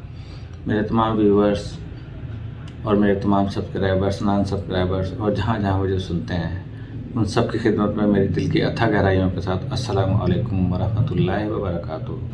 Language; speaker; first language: Urdu; native; Urdu